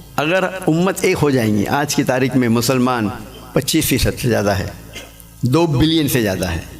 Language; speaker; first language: Urdu; non-native, local second language; English